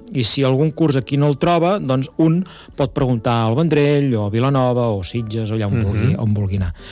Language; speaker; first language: Catalan; native; Catalan